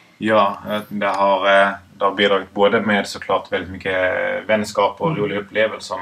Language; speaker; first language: Swedish; native; Swedish